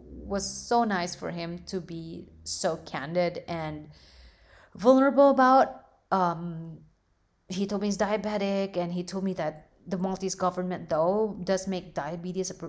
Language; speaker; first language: English; non-native, local second language; Filipino